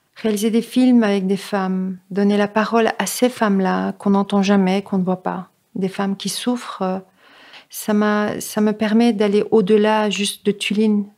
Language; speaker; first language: French; native; French